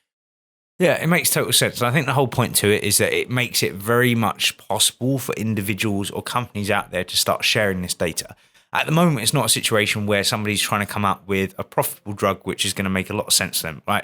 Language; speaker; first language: English; native; English